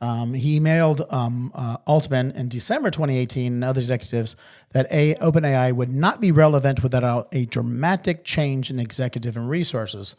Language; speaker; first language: English; native; English